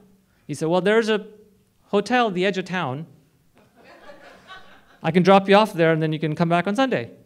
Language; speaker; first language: English; non-native, local second language; Hindi